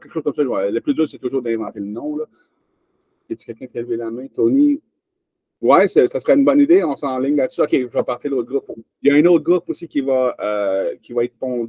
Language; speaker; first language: French; native; French